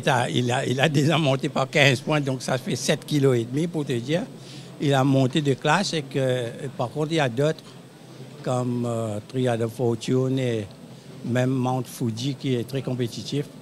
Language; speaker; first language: French; non-native, local second language; Morisyen